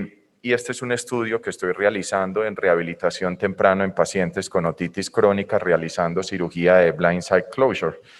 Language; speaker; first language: Spanish; native; Spanish